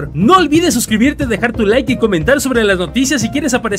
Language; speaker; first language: Spanish; native; Spanish